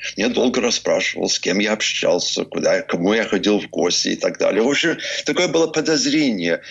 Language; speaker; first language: Russian; early bilingual, heritage; Russian